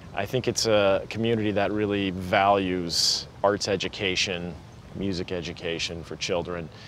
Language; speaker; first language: English; native; English